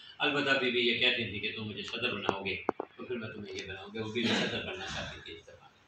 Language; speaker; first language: Urdu; native; Urdu